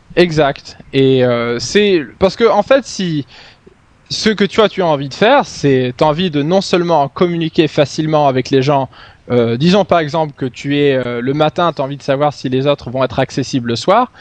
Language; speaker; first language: French; non-native, fluent; Swedish